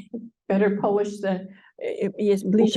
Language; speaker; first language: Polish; early bilingual, heritage; English